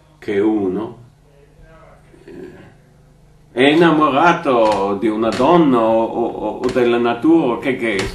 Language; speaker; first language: Italian; non-native, fluent; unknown